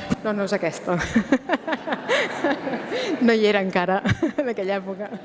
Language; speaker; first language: Catalan; native; Catalan